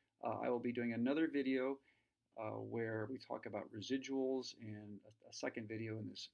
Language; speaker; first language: English; native; English